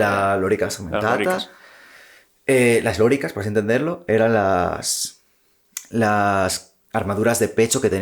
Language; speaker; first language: Spanish; native; Spanish